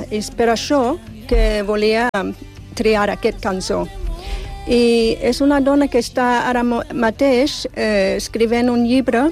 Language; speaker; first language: Catalan; non-native, fluent; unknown